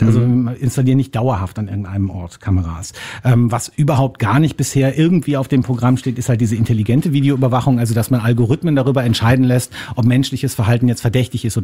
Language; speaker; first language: German; native; German